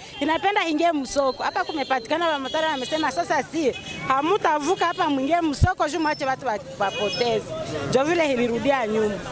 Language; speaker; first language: Swahili; native; Swahili